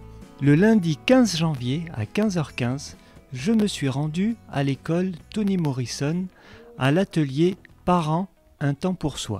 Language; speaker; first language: French; native; French